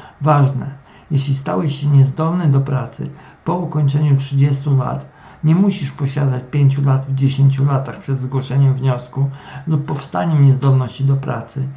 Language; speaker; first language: Polish; native; Polish